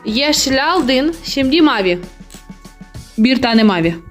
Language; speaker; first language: Turkish; non-native, learner; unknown